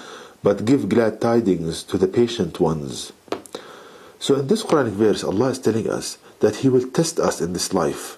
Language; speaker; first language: English; non-native, fluent; Arabic